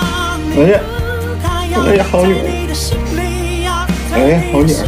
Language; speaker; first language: Chinese; native; Chinese